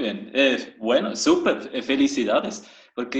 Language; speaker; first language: Spanish; non-native, fluent; German